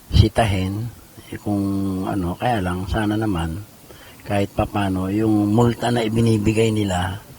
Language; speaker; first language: Filipino; native; Filipino